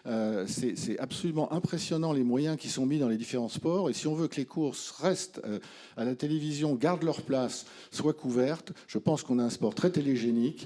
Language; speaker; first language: French; native; French